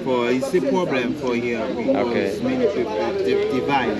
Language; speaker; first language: English; non-native, learner; Haitian Creole